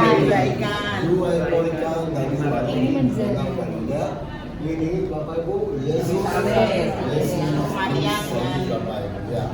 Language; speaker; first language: Indonesian; non-native, fluent; Hebrew